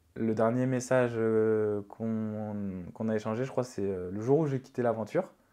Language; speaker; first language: French; native; French